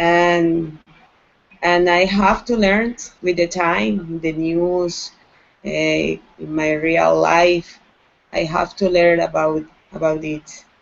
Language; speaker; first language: English; non-native, learner; Spanish